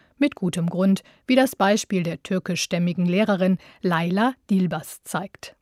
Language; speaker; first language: German; native; German